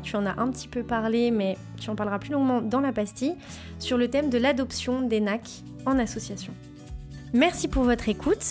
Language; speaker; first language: French; native; French